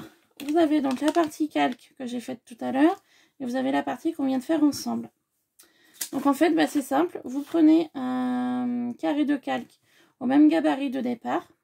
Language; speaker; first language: French; native; French